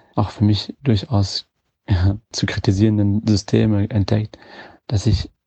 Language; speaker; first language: German; native; German